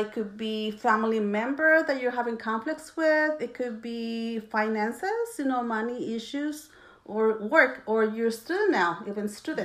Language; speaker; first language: English; early bilingual, other home language; Spanish